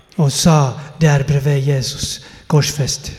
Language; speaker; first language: Swedish; non-native, fluent; Finnish